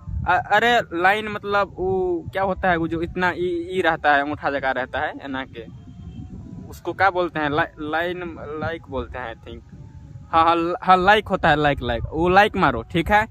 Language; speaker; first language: Hindi; non-native, local second language; Maithili